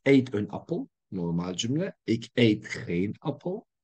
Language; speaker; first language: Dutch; non-native, fluent; Turkish